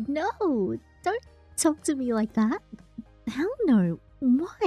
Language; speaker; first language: English; native; English